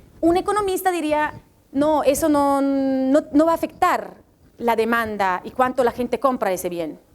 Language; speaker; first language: Spanish; non-native, fluent; Italian